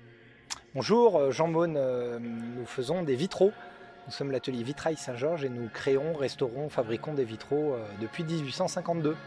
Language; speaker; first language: French; native; French